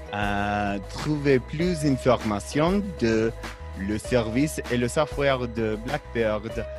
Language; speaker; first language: French; non-native, learner; English